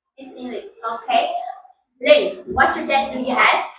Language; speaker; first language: English; non-native, fluent; Vietnamese